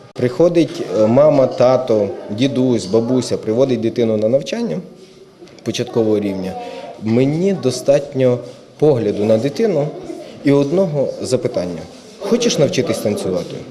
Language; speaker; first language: Ukrainian; native; Ukrainian